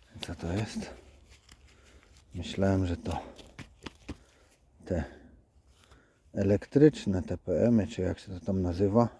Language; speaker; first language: Polish; native; Polish